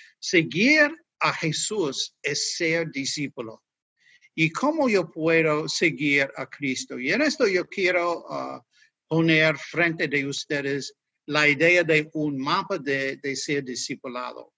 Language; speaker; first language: Spanish; non-native, fluent; English